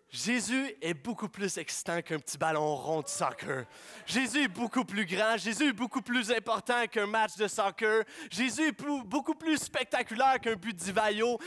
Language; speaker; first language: French; native; French